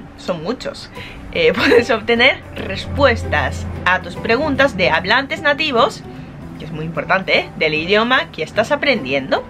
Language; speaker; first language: Spanish; non-native, fluent; Japanese